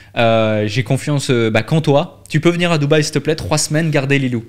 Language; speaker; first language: French; native; French